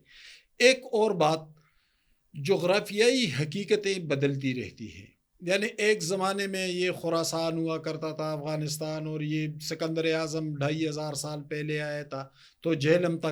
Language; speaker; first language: Urdu; native; Urdu